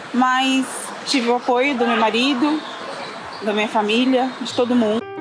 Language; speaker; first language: Portuguese; native; Portuguese